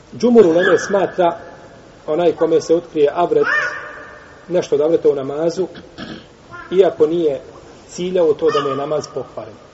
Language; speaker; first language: Bosnian; native; Bosnian